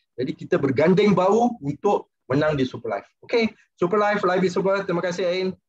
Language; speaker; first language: Malay; non-native, local second language; Tamil